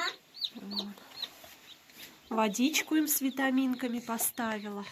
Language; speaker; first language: Russian; native; Russian